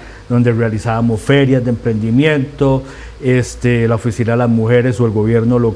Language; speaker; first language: Spanish; native; Spanish